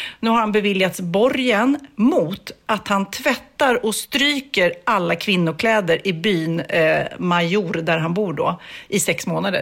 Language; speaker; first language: Swedish; native; Swedish